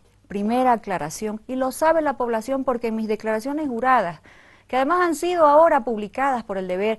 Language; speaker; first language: Spanish; native; Spanish